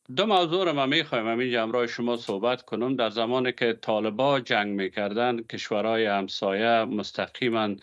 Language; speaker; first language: Persian; native; Persian